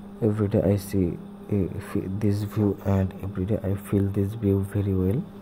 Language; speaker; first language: English; non-native, learner; Bangla